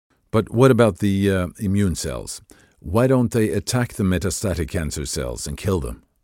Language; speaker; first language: English; non-native, fluent; Norwegian